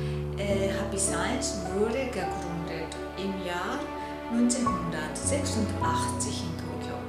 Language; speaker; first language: German; non-native, fluent; Japanese